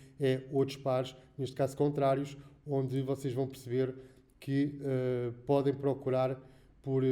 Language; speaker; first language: Portuguese; native; Portuguese